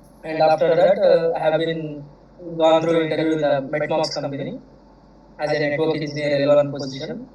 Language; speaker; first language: English; non-native, local second language; Telugu